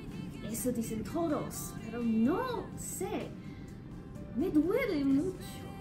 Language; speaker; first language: Spanish; non-native, learner; English